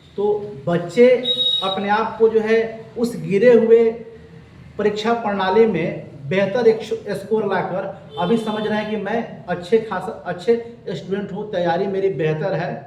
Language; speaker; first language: Hindi; native; Hindi